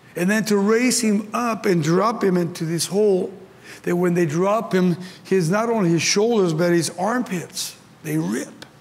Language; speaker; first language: English; early bilingual, other home language; Spanish